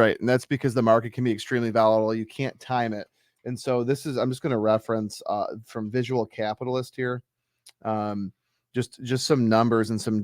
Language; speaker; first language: English; native; English